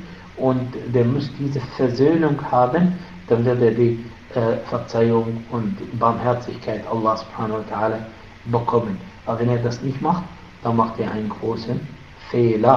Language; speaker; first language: German; non-native, fluent; Arabic